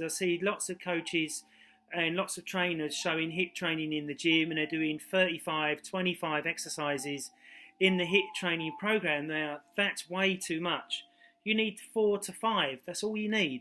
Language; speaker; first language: English; native; English